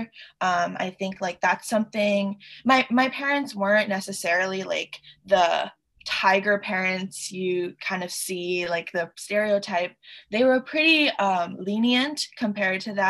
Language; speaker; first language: English; early bilingual, other home language; Chinese